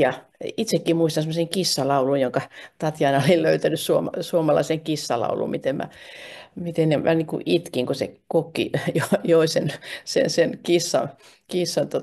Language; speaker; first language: Finnish; native; Finnish